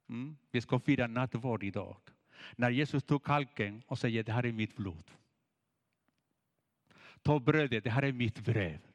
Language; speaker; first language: Swedish; non-native, fluent; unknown